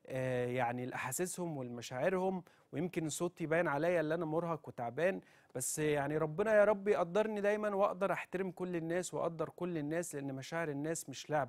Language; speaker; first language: Arabic; native; Arabic